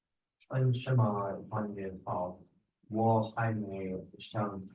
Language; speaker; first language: Chinese; non-native, learner; English